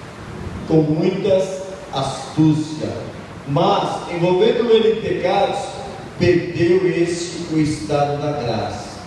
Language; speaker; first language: Portuguese; native; Portuguese